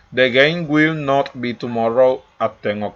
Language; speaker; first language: English; non-native, learner; Spanish